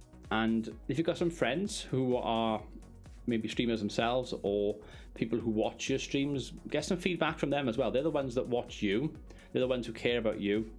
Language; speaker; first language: English; native; English